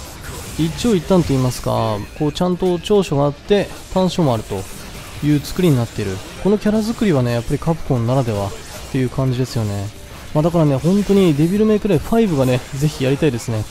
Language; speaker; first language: Japanese; native; Japanese